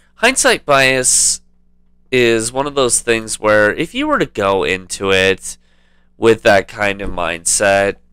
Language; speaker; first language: English; native; English